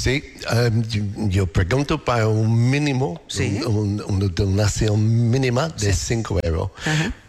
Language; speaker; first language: Spanish; non-native, learner; English